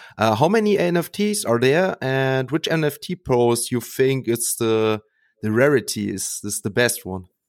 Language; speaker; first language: English; non-native, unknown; German